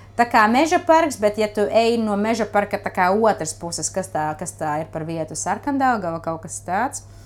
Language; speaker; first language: Latvian; native; Latvian